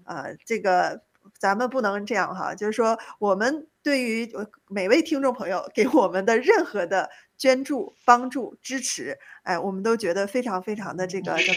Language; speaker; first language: Chinese; native; Chinese